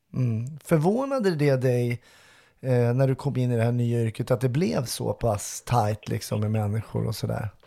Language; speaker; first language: Swedish; native; Swedish